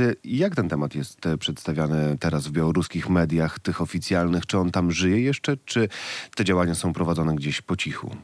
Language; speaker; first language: Polish; native; Polish